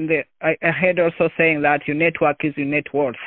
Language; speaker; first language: English; non-native, local second language; Kinyarwanda